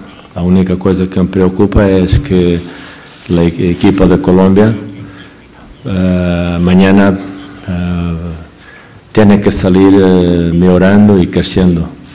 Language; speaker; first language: Spanish; non-native, fluent; Portuguese